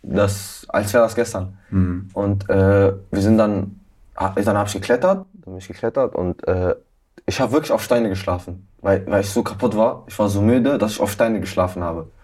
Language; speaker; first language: German; early bilingual, other home language; Arabic